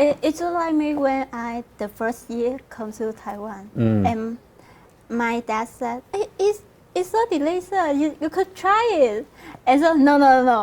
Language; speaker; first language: English; non-native, learner; Vietnamese